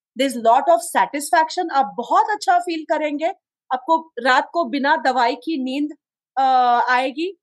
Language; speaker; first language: Hindi; non-native, local second language; Konkani